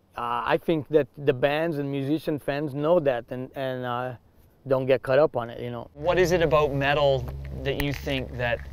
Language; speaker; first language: English; non-native, fluent; Portuguese